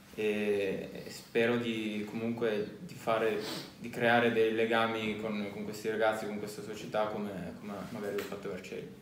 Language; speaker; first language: Italian; native; Italian